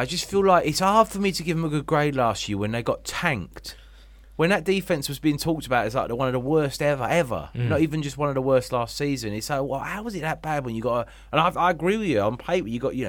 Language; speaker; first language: English; native; English